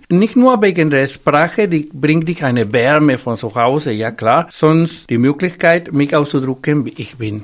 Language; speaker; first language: German; non-native, fluent; Spanish